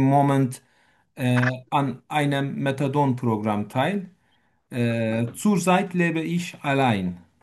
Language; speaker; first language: German; non-native, learner; Turkish